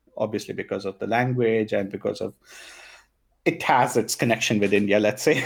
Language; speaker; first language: English; non-native, local second language; Punjabi